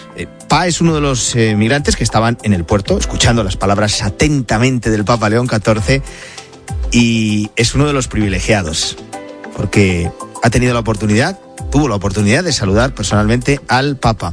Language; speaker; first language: Spanish; native; Spanish